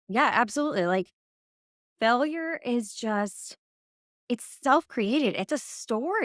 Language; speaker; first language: English; native; English